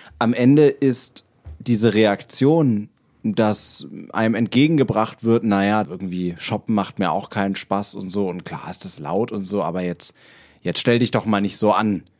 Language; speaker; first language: German; native; German